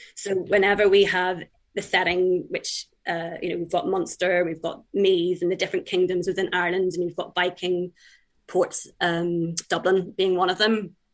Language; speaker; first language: English; native; English